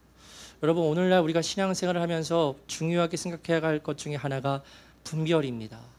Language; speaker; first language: Korean; native; Korean